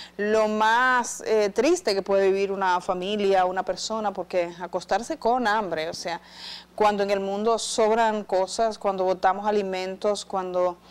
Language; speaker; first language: Spanish; native; Spanish